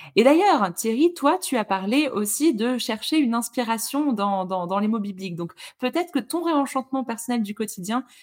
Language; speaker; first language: French; native; French